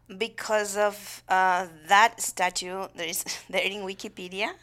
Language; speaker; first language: English; non-native, fluent; Spanish